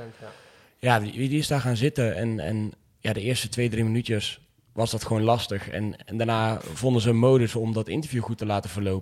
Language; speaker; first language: Dutch; native; Dutch